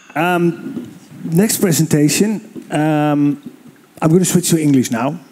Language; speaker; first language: English; non-native, fluent; Dutch